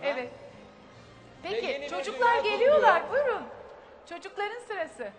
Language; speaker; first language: Turkish; native; Turkish